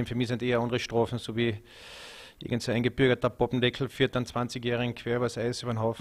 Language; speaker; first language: German; native; German